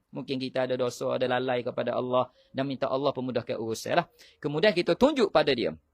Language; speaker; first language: Malay; native; Malay